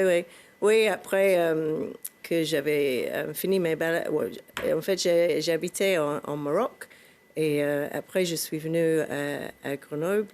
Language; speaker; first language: French; non-native, fluent; English